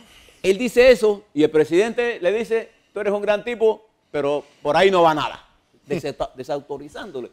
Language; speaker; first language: Spanish; native; Spanish